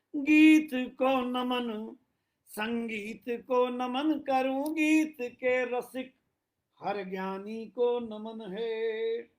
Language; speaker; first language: Hindi; native; Hindi